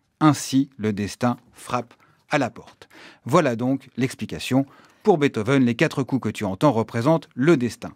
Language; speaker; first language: French; native; French